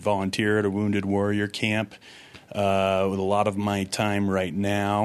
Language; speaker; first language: English; native; English